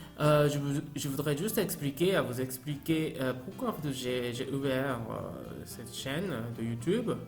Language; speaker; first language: French; non-native, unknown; Japanese